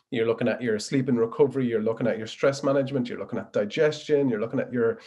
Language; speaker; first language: English; native; English